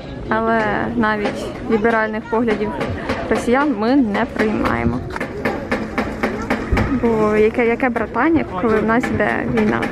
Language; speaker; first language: Ukrainian; native; Ukrainian